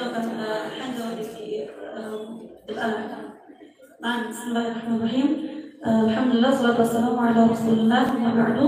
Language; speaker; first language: Arabic; non-native, fluent; Indonesian